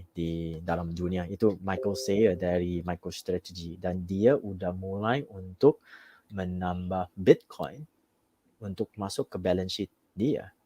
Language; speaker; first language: Indonesian; non-native, fluent; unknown